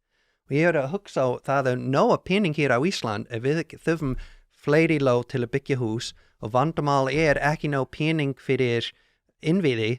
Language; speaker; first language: Icelandic; non-native, learner; English